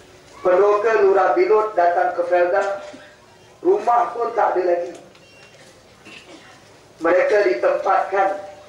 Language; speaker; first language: Malay; native; Malay